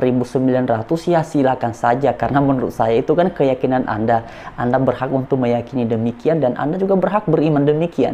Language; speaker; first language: Indonesian; native; Indonesian